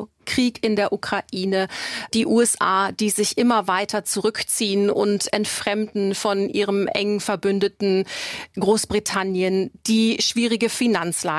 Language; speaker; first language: German; native; German